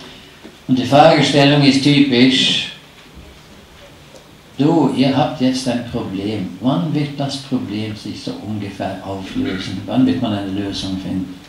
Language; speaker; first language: German; non-native, fluent; Norwegian